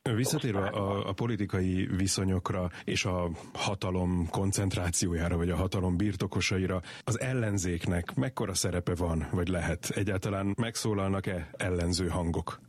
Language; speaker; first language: Hungarian; native; Hungarian